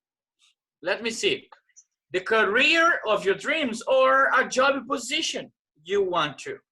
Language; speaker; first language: English; non-native, fluent; Portuguese